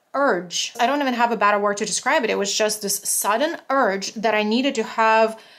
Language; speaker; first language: English; non-native, fluent; Russian